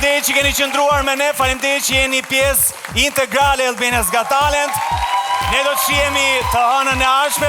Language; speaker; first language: Albanian; native; Albanian